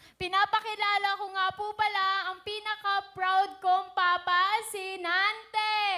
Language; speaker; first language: Filipino; native; Filipino